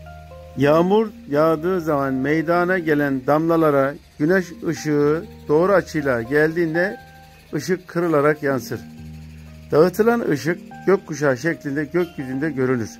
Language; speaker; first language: Turkish; native; Turkish